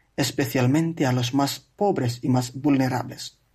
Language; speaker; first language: Spanish; non-native, fluent; Indonesian